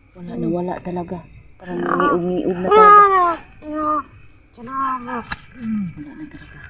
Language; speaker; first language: Filipino; non-native, local second language; Cebuano